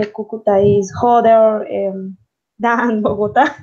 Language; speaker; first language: English; non-native, learner; Spanish